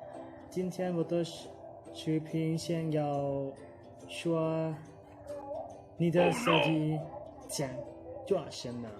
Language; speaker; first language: Chinese; non-native, learner; Lao